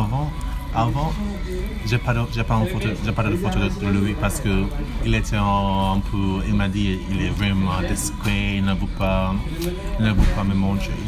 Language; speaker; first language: French; non-native, learner; English